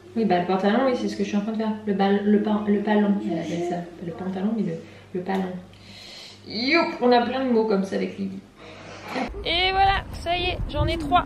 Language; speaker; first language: French; native; French